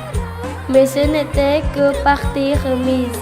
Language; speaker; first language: French; non-native, learner; Khmer